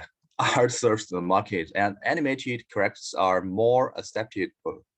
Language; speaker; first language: English; non-native, learner; Chinese